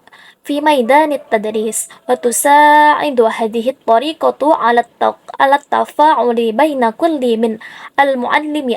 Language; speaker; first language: Arabic; non-native, learner; Indonesian